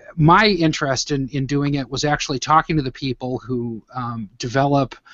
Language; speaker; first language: English; native; English